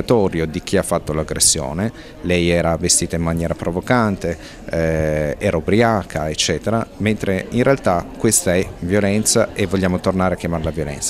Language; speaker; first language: Italian; native; Italian